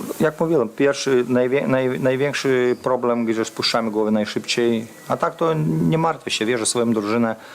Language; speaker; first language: Polish; non-native, fluent; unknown